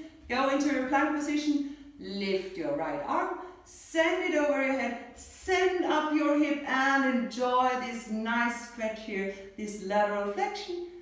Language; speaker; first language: English; non-native, fluent; German